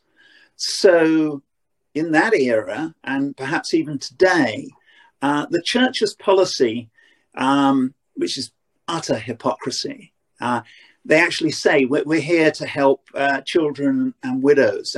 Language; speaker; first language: English; native; English